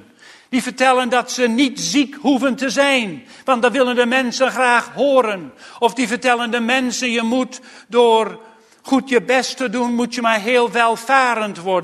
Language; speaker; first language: Dutch; native; Dutch